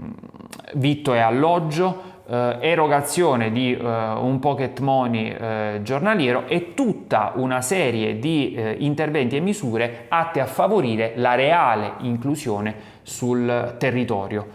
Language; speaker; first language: Italian; native; Italian